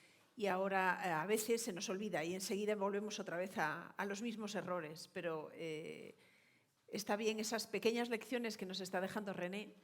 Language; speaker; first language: Spanish; native; Spanish